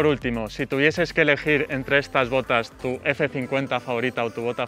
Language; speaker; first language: Spanish; native; Spanish